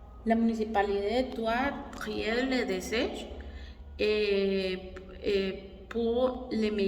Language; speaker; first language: French; non-native, learner; Spanish